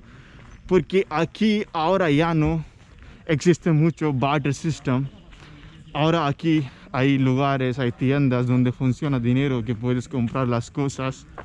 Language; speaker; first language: Spanish; non-native, fluent; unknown